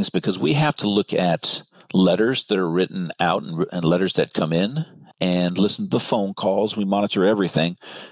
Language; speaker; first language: English; native; English